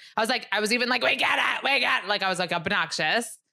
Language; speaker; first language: English; early bilingual, other home language; Hebrew